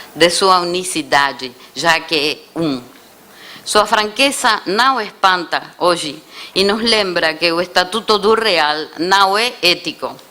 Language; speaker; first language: Portuguese; non-native, fluent; Spanish